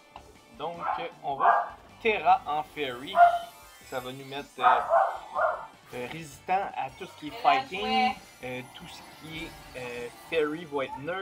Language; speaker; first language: French; native; French